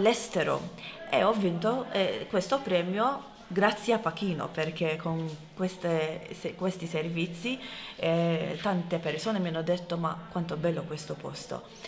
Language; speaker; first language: Italian; non-native, fluent; Maltese